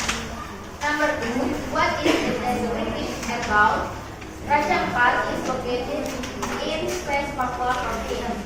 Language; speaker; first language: English; non-native, learner; Indonesian